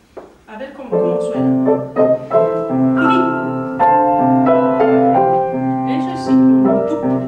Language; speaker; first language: Spanish; non-native, fluent; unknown